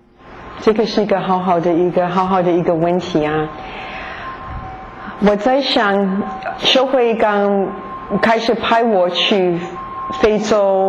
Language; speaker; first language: Chinese; non-native, fluent; English